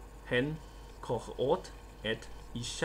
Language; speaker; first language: Hebrew; non-native, fluent; Chinese